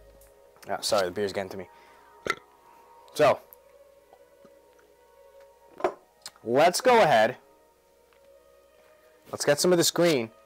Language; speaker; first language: English; native; English